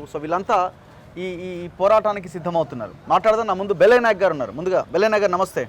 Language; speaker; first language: Telugu; native; Telugu